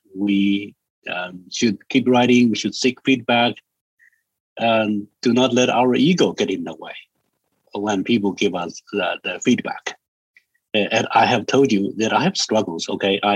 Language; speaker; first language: English; non-native, fluent; Chinese